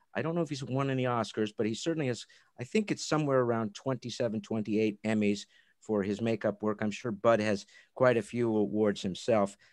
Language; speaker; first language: English; native; English